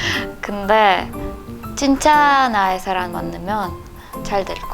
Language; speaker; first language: Korean; non-native, learner; Russian